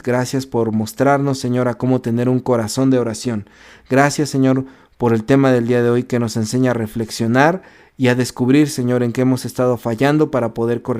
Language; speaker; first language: Spanish; native; Spanish